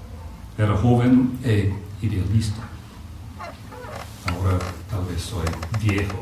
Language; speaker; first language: Spanish; non-native, fluent; English